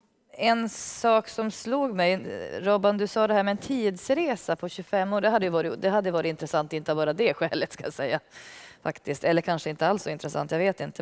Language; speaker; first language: Swedish; native; Swedish